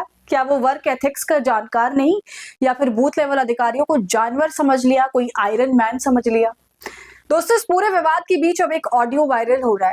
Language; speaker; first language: Hindi; native; Hindi